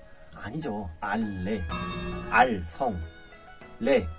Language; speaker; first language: Korean; native; Korean